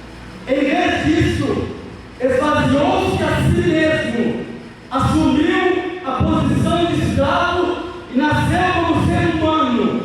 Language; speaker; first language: Portuguese; native; Portuguese